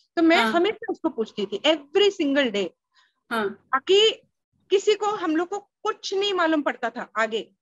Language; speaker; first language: Hindi; native; Hindi